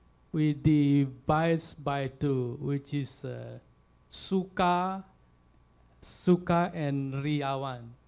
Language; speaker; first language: English; non-native, fluent; Balinese